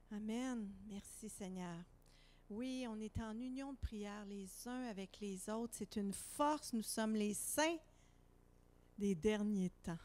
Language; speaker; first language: French; native; French